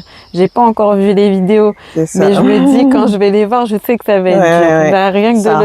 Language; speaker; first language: French; native; French